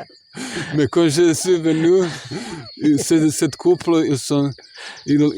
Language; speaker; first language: French; non-native, fluent; Croatian